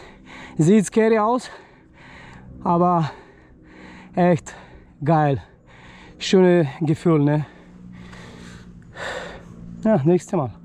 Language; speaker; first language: German; non-native, fluent; Polish